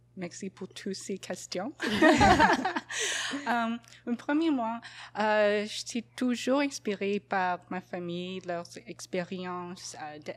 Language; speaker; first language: French; non-native, local second language; English